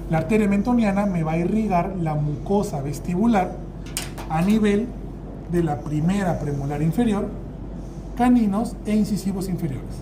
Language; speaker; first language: Spanish; native; Spanish